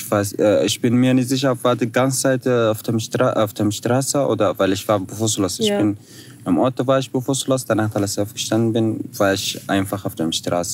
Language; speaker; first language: German; non-native, fluent; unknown